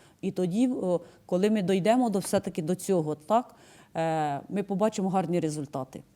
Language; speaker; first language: Ukrainian; native; Ukrainian